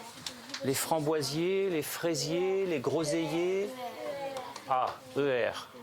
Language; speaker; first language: French; native; French